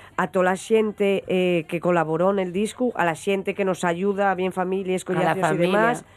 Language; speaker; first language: Spanish; native; Spanish